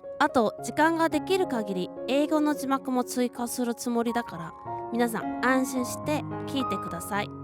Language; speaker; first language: Japanese; non-native, fluent; Korean